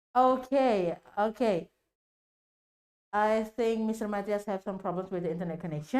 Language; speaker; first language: English; non-native, fluent; Indonesian